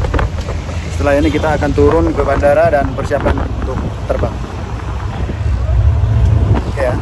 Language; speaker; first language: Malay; non-native, local second language; Javanese